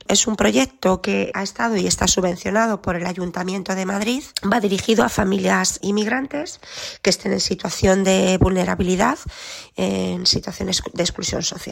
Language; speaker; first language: Spanish; native; Spanish